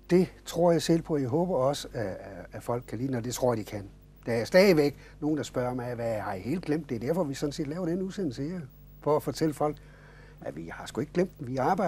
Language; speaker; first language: Danish; native; Danish